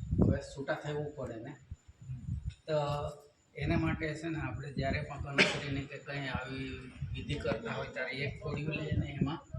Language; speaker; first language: Gujarati; non-native, local second language; Kukna